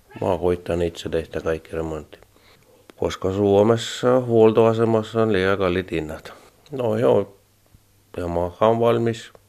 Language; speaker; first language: Finnish; non-native, learner; Estonian